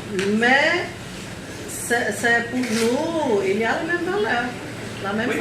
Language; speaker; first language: French; non-native, fluent; Portuguese